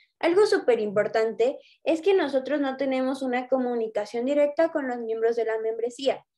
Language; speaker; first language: Spanish; native; Spanish